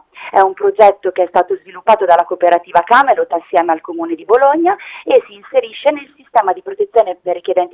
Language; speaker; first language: Italian; native; Italian